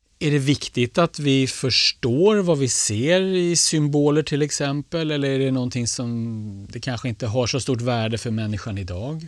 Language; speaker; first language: Swedish; native; Swedish